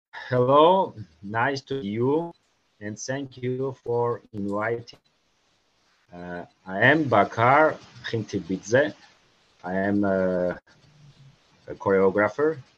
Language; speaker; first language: English; non-native, learner; Georgian